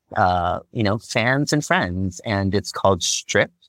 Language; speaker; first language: English; native; English